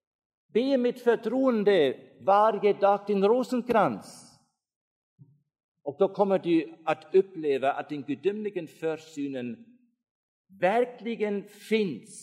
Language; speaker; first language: Swedish; non-native, fluent; German